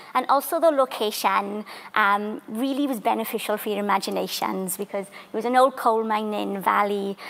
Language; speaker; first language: English; native; English